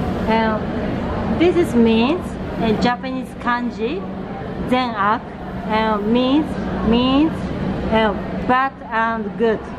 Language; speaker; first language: English; non-native, learner; Japanese